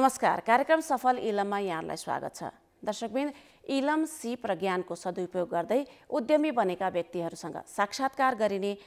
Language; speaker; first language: Nepali; native; Nepali